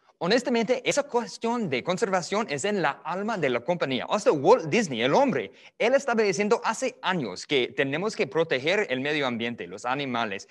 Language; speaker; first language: Spanish; non-native, fluent; English